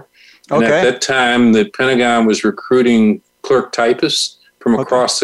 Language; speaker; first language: English; native; English